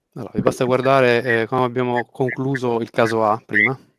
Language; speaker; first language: Italian; native; Italian